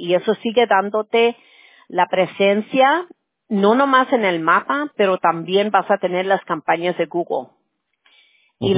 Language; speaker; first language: Spanish; early bilingual, heritage; Spanish